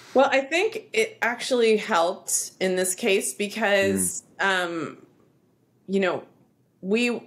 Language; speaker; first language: English; native; English